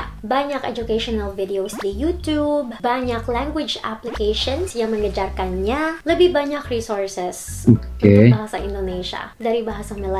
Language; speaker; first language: Indonesian; non-native, learner; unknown